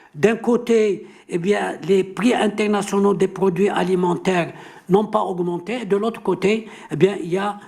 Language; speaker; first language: French; non-native, local second language; Arabic